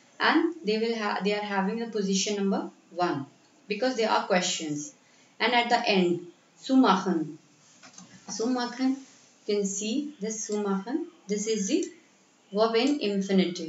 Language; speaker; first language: English; non-native, local second language; Hindi